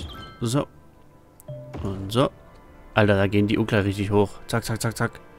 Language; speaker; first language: German; native; German